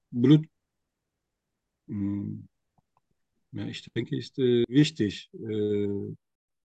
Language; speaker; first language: German; non-native, fluent; Turkish